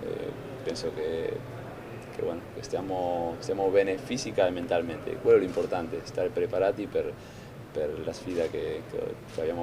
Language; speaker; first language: Italian; non-native, fluent; Spanish